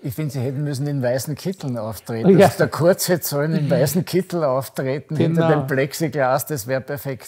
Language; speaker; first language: German; native; German